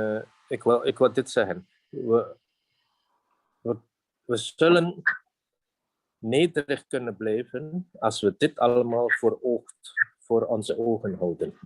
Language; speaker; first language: Dutch; non-native, fluent; Indonesian